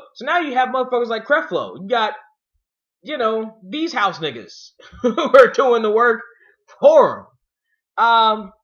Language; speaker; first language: English; native; English